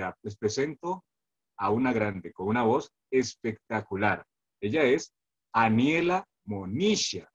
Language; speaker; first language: Spanish; native; Spanish